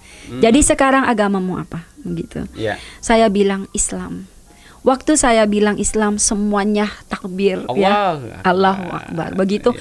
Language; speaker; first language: Indonesian; non-native, fluent; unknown